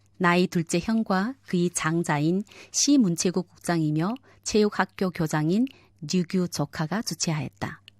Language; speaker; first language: Korean; native; Korean